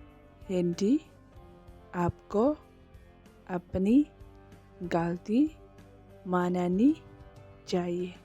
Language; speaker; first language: Hindi; non-native, local second language; Khasi